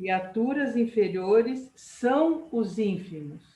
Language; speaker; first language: Portuguese; native; Portuguese